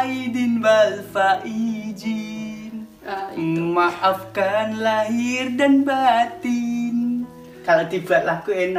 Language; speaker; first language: Indonesian; native; Indonesian